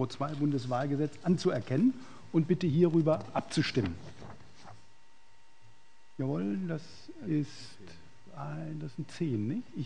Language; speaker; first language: German; native; German